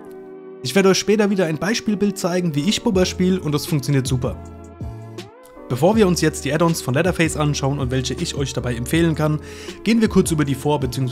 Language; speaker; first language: German; native; German